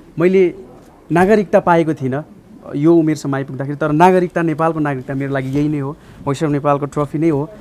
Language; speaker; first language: Nepali; native; Nepali